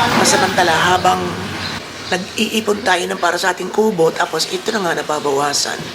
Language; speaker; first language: Filipino; native; Filipino